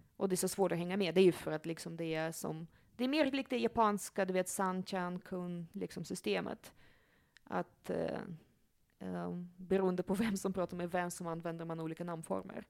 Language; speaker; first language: Swedish; early bilingual, other home language; Russian